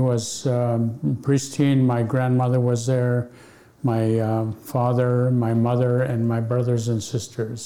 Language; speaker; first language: English; early bilingual, other home language; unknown